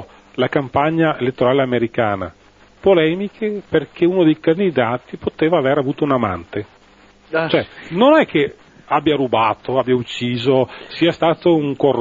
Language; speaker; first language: Italian; native; Italian